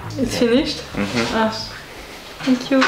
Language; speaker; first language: English; non-native, learner; French